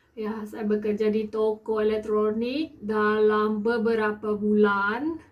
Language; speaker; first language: Malay; non-native, local second language; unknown